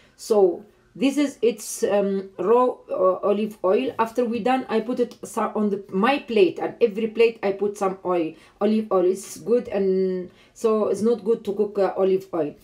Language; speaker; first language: English; non-native, learner; Arabic